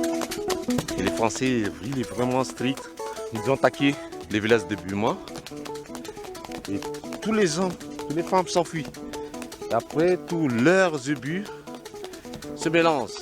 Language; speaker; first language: French; non-native, local second language; Malagasy